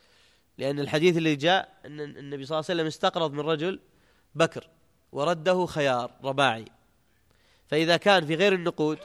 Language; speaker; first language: Arabic; native; Arabic